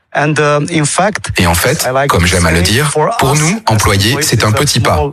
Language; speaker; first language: French; non-native, fluent; Romanian